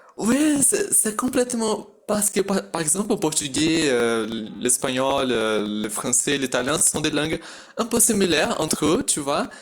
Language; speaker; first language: French; non-native, fluent; Portuguese